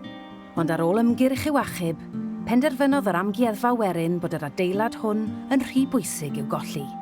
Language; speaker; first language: Welsh; native; Welsh